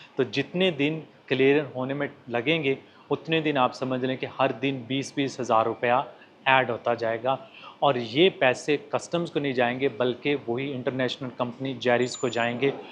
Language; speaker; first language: Urdu; non-native, local second language; Punjabi